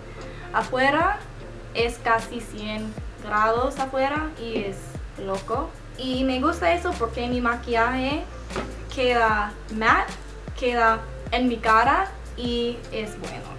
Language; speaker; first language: Spanish; non-native, learner; English